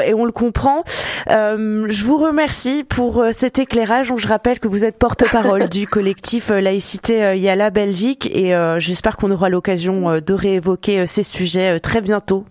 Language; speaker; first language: French; native; French